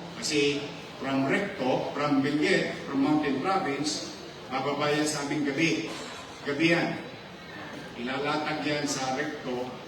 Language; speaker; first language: Filipino; native; Filipino